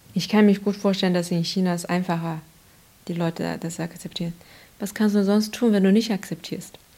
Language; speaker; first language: German; non-native, fluent; Chinese